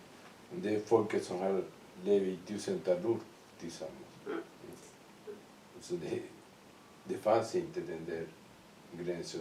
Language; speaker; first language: Swedish; non-native, learner; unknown